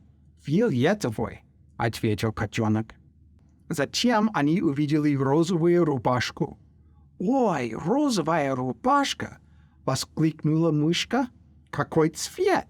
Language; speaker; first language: Russian; non-native, fluent; English